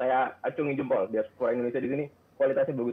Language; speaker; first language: Indonesian; native; Indonesian